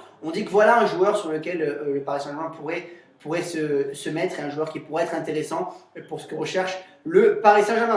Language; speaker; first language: French; native; French